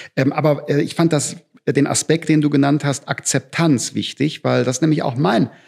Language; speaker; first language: German; native; German